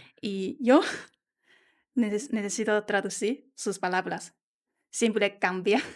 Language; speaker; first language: Spanish; non-native, learner; Chinese